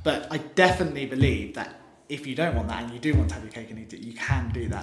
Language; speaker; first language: English; native; English